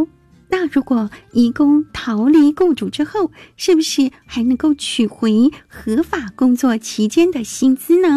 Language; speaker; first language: Chinese; native; Chinese